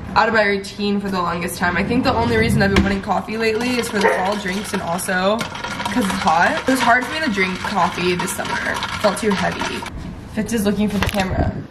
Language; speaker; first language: English; native; English